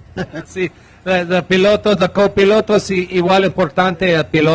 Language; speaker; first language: Spanish; non-native, learner; English